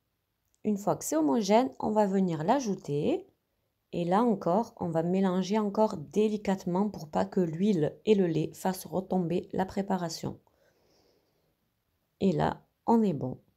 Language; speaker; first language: French; native; French